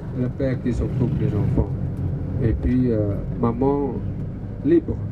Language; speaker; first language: French; non-native, learner; Balinese